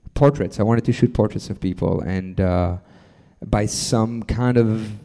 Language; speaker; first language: English; non-native, fluent; French